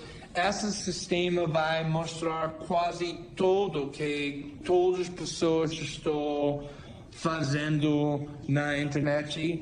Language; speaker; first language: Portuguese; non-native, fluent; English